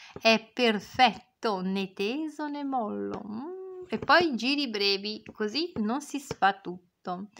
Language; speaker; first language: Italian; native; Italian